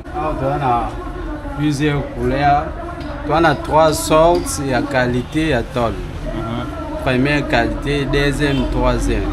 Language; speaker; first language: French; non-native, local second language; Lingala